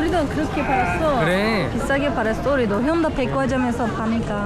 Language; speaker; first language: Korean; non-native, fluent; Turkish